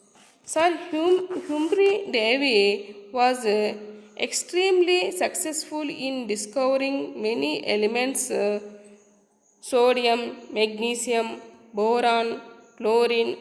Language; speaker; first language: English; non-native, local second language; Telugu